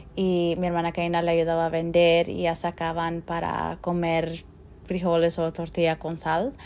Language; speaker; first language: Spanish; early bilingual, heritage; Spanish